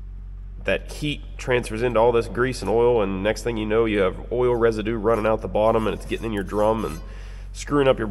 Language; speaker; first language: English; native; English